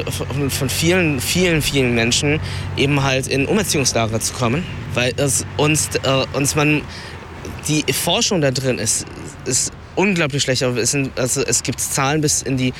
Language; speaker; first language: German; early bilingual, other home language; Vietnamese